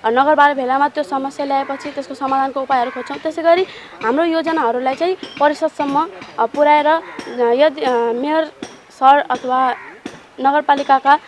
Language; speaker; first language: Nepali; native; Nepali